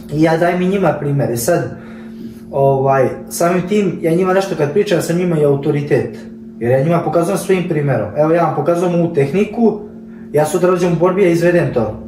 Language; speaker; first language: Serbian; early bilingual, heritage; Serbian